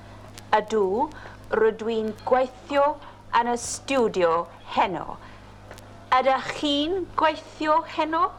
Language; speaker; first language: Welsh; non-native, local second language; English